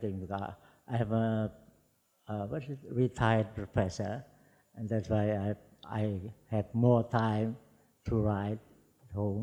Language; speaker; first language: English; non-native, fluent; Javanese